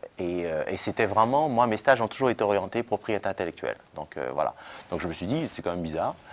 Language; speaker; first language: French; native; French